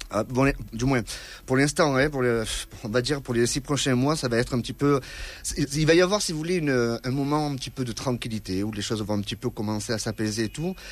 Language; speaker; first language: French; native; French